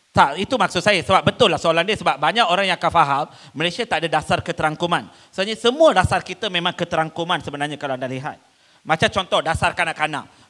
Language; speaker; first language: Malay; non-native, local second language; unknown